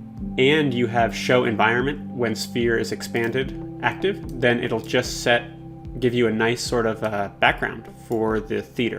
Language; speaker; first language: English; native; English